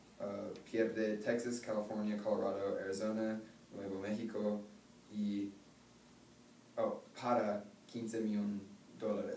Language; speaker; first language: Spanish; non-native, learner; English